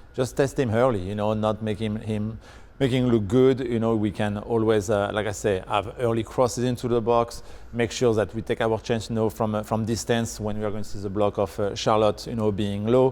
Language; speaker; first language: English; non-native, fluent; French